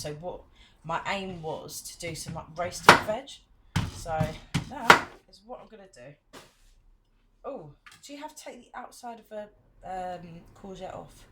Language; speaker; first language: English; native; English